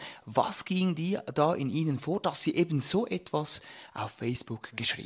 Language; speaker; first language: German; native; German